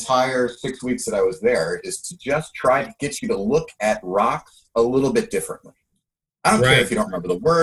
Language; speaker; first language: English; native; English